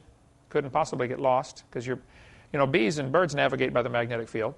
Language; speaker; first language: English; native; English